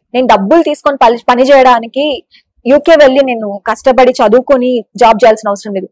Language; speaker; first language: Telugu; native; Telugu